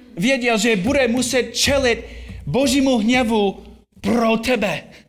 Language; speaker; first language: Czech; non-native, fluent; English